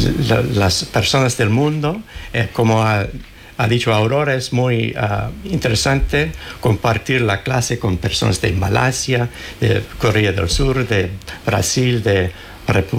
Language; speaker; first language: Spanish; non-native, fluent; English